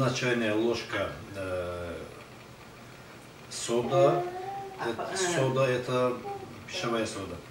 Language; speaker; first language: Russian; non-native, fluent; Azerbaijani